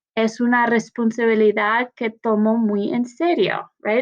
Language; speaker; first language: Spanish; non-native, fluent; English